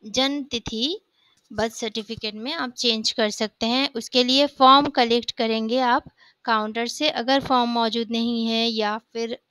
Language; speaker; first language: Hindi; native; Hindi